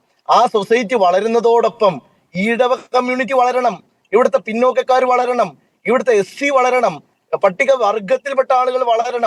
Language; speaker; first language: Malayalam; native; Malayalam